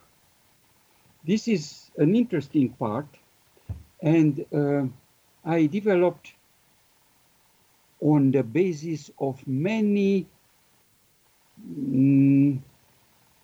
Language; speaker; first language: English; non-native, fluent; Romanian